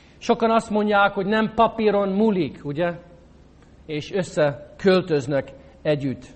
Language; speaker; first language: Hungarian; non-native, fluent; English